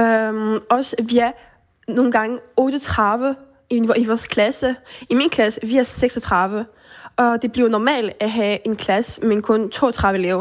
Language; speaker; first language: Danish; early bilingual, heritage; French